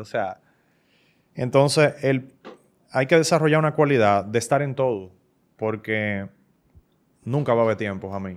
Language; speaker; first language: Spanish; native; Spanish